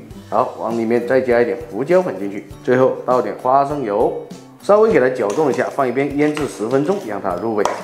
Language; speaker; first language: Chinese; non-native, local second language; Hakka Chinese